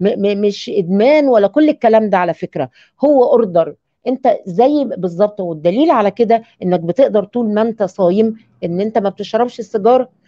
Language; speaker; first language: Arabic; native; Arabic